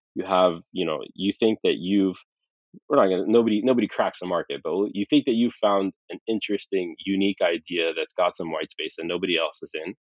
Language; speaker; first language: English; early bilingual, other home language; Arabic